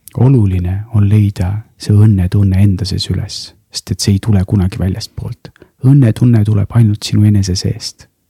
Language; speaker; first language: Estonian; non-native, local second language; Russian